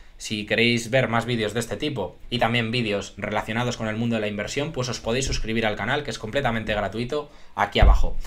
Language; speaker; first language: Spanish; native; Spanish